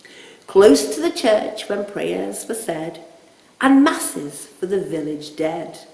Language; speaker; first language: English; native; English